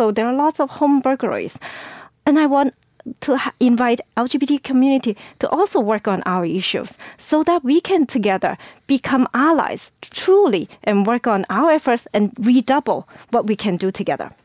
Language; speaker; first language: English; non-native, fluent; Chinese